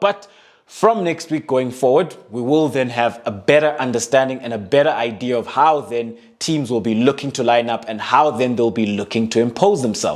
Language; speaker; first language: English; non-native, local second language; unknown